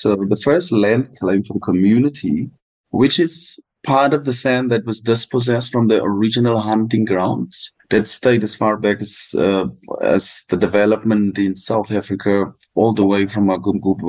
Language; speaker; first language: English; non-native, local second language; Afrikaans